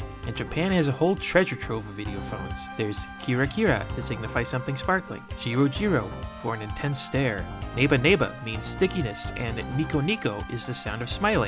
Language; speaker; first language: English; native; English